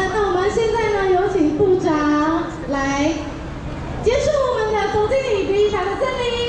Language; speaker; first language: Chinese; native; Chinese